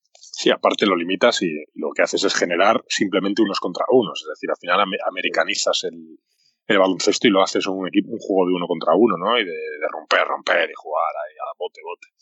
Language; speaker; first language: Spanish; native; Spanish